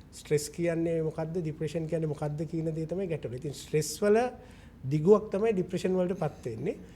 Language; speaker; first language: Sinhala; non-native, local second language; Malay